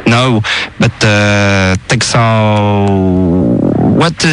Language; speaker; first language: English; non-native, learner; French